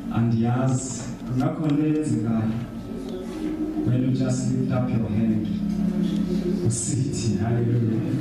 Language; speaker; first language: Zulu; non-native, local second language; Xhosa